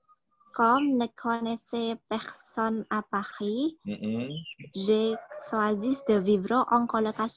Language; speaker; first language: French; non-native, learner; Indonesian